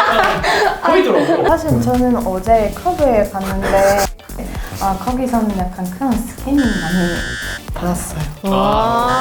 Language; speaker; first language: Korean; non-native, fluent; Indonesian